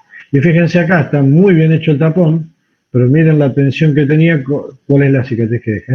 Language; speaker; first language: Spanish; native; Spanish